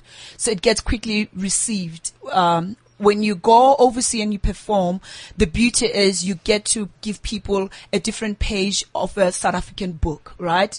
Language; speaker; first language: English; non-native, local second language; Southern Sotho